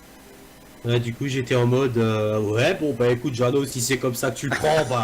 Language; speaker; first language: French; native; French